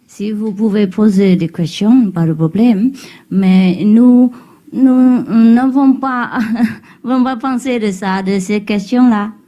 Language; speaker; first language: French; non-native, learner; Vietnamese